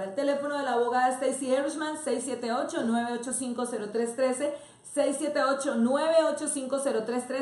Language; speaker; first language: Spanish; native; Spanish